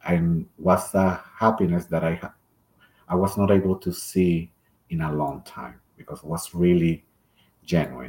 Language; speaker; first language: English; non-native, fluent; Spanish